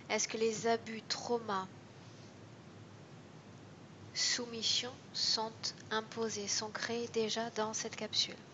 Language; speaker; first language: French; native; French